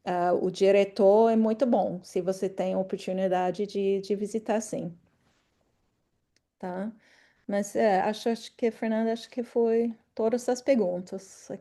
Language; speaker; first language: Portuguese; non-native, fluent; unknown